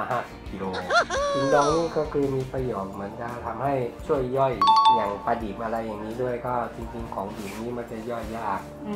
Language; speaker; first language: Thai; early bilingual, other home language; Japanese